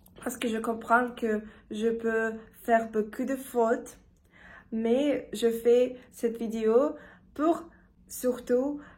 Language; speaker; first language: French; non-native, learner; Russian